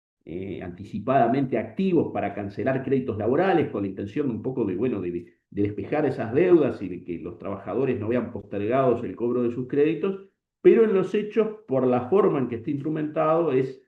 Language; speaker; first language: Spanish; native; Spanish